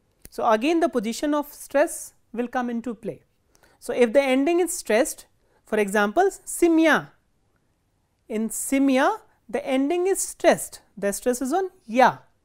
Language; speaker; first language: English; non-native, local second language; Hindi